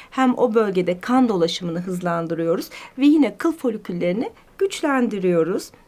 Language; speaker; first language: Turkish; native; Turkish